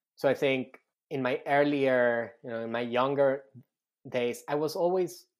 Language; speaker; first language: English; non-native, fluent; Spanish